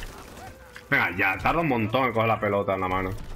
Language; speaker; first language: Spanish; native; Spanish